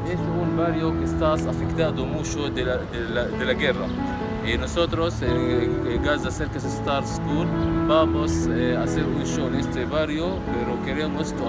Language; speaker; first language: Spanish; non-native, learner; Arabic